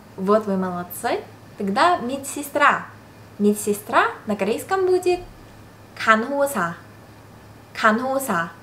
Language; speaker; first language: Russian; non-native, fluent; Korean